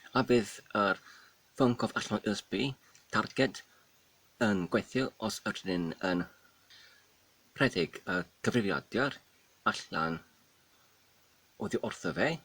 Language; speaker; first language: Welsh; non-native, learner; Polish